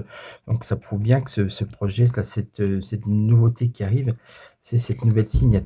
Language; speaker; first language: French; native; French